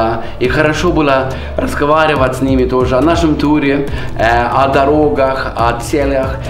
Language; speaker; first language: Russian; non-native, fluent; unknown